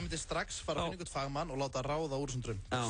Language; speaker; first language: Icelandic; native; Icelandic